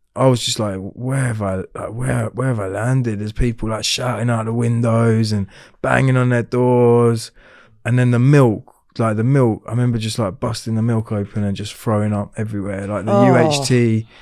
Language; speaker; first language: English; native; English